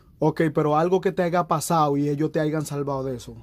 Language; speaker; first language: Spanish; native; Spanish